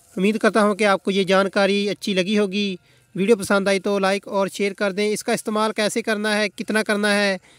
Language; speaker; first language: Hindi; non-native, local second language; Punjabi